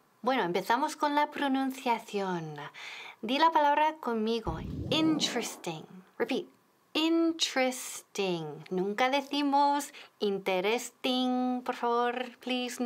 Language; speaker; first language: Spanish; non-native, fluent; English